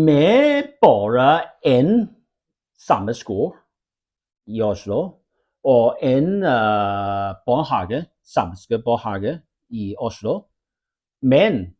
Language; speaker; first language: Norwegian; non-native, learner; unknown